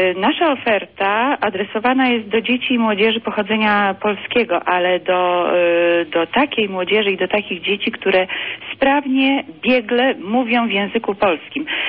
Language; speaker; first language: Polish; native; Polish